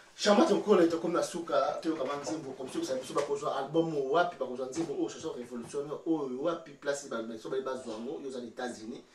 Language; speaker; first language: French; non-native, local second language; Lingala